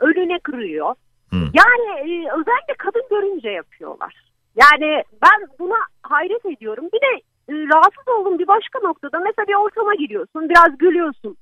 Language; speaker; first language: Turkish; native; Turkish